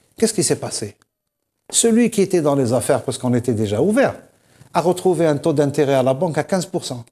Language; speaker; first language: French; non-native, local second language; Kabyle